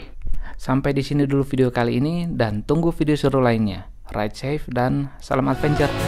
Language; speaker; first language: Indonesian; native; Indonesian